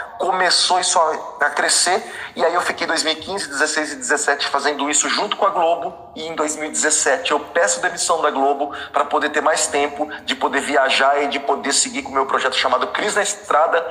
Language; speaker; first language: Portuguese; native; Portuguese